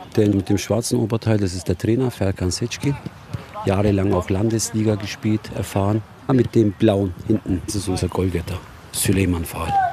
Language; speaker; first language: German; early bilingual, other home language; Turkish